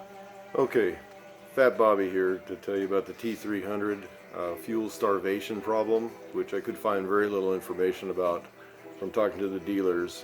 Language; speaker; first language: English; native; English